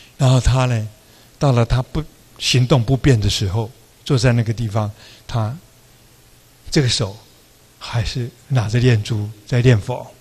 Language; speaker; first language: Chinese; non-native, local second language; Min Nan Chinese